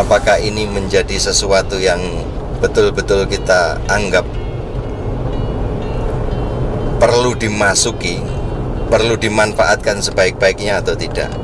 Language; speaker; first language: Indonesian; native; Indonesian